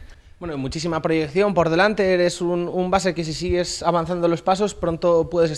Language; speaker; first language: Spanish; native; Spanish